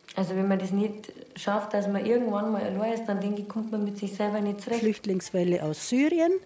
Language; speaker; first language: German; native; German